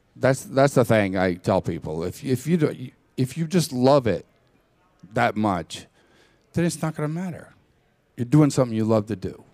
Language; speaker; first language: English; native; English